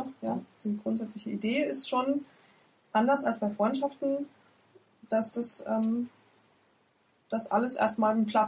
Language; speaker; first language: German; native; German